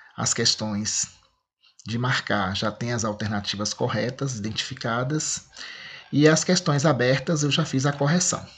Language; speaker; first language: Portuguese; native; Portuguese